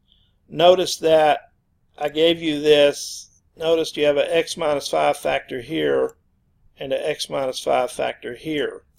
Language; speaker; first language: English; native; English